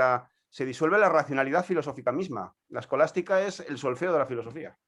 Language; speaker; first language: Spanish; native; Spanish